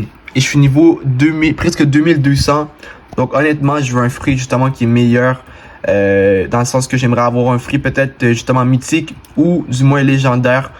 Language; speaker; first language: French; native; French